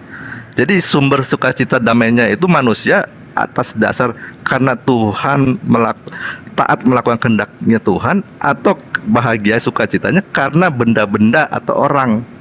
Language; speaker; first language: Indonesian; native; Indonesian